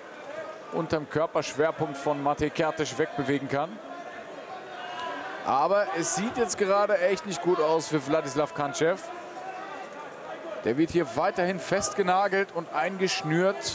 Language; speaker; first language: German; native; German